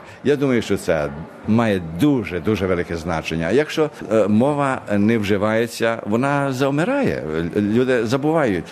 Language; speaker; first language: Ukrainian; early bilingual, heritage; Ukrainian